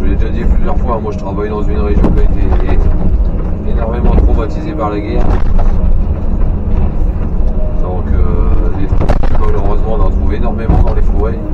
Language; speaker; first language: French; native; French